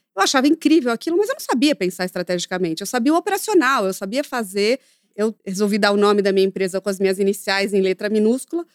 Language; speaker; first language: Portuguese; native; Portuguese